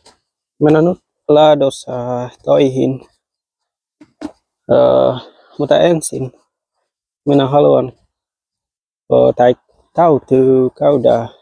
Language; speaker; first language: Finnish; non-native, learner; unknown